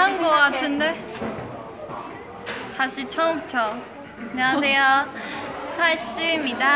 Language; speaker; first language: Korean; non-native, fluent; Chinese